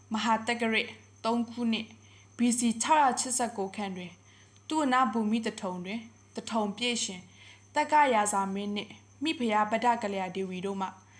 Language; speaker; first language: Burmese; non-native, local second language; Pa'o Karen